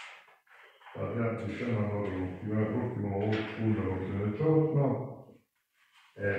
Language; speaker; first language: Italian; native; Italian